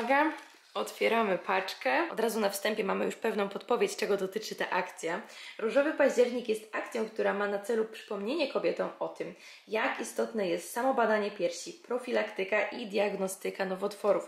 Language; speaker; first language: Polish; native; Polish